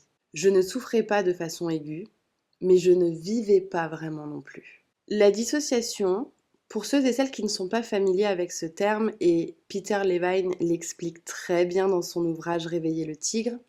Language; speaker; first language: French; native; French